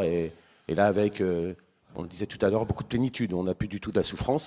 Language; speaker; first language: French; native; French